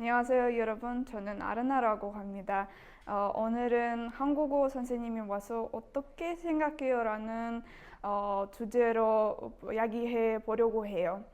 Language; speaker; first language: Korean; non-native, learner; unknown